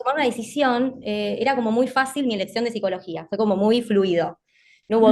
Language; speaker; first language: Spanish; native; Spanish